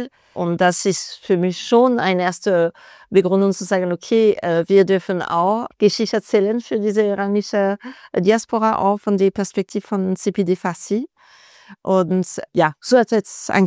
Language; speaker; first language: German; non-native, fluent; French